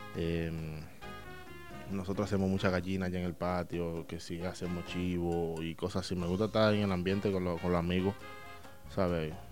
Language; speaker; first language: Spanish; native; Spanish